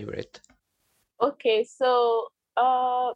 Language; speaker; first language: English; non-native, local second language; Yoruba